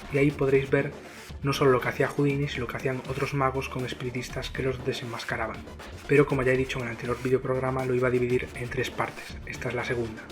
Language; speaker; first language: Spanish; native; Spanish